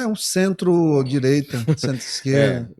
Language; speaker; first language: Portuguese; native; Portuguese